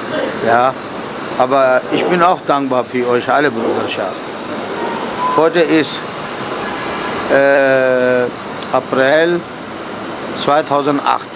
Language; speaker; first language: German; non-native, learner; Urdu